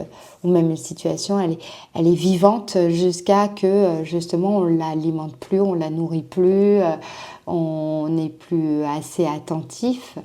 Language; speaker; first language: French; native; French